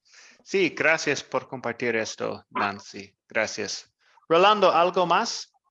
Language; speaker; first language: Spanish; non-native, fluent; English